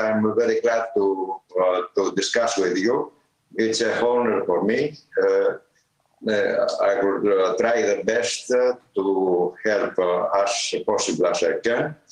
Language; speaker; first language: English; non-native, learner; Greek